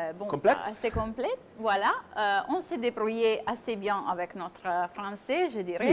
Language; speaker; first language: French; non-native, fluent; Italian